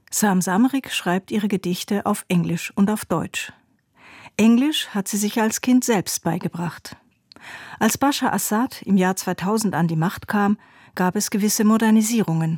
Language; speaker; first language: German; native; German